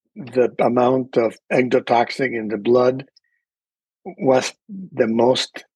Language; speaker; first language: English; early bilingual, other home language; Spanish